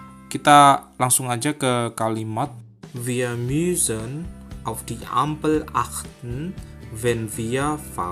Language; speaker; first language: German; non-native, fluent; Indonesian